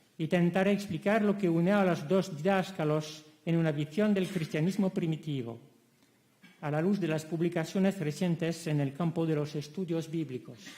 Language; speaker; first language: Spanish; non-native, fluent; French